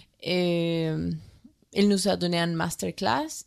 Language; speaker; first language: French; non-native, learner; Spanish